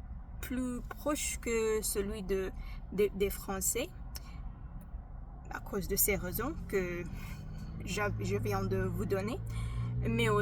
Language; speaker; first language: French; non-native, fluent; English